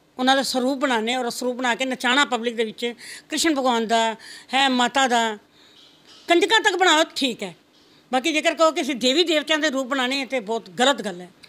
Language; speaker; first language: Punjabi; non-native, local second language; Rajasthani